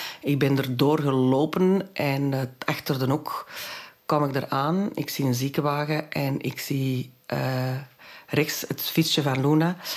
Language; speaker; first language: Dutch; non-native, local second language; French